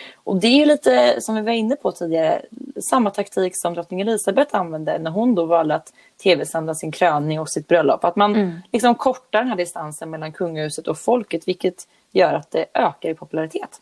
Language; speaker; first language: Swedish; native; Swedish